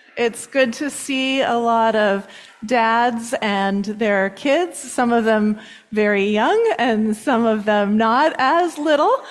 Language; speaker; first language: English; native; English